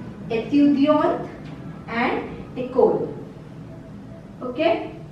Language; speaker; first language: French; non-native, fluent; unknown